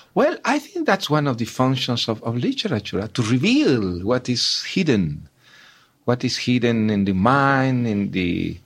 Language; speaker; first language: English; non-native, fluent; Spanish